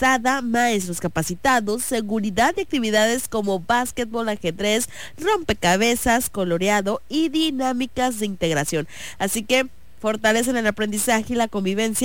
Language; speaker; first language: Spanish; native; Spanish